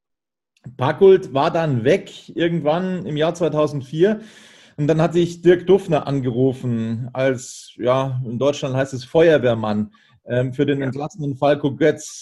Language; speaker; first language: German; native; German